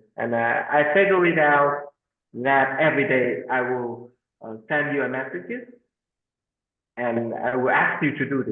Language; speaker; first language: English; non-native, fluent; Vietnamese